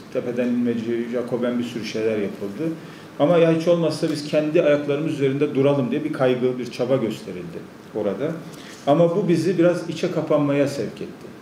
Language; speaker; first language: Turkish; native; Turkish